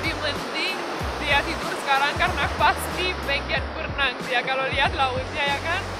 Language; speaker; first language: Indonesian; non-native, fluent; Romanian